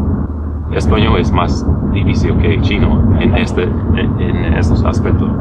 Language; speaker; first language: Spanish; non-native, learner; English